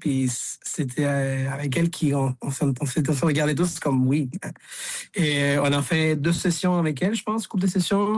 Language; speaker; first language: French; native; French